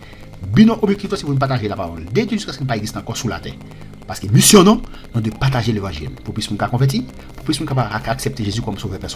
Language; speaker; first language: French; non-native, local second language; Haitian Creole